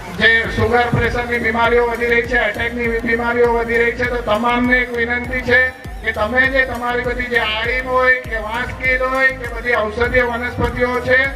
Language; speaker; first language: Gujarati; native; Gujarati